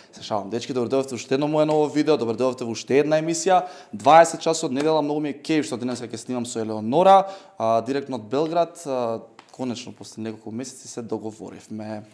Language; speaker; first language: Macedonian; native; Macedonian